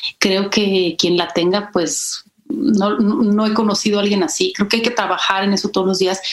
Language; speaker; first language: Spanish; early bilingual, other home language; Polish